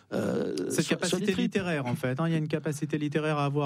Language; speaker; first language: French; native; French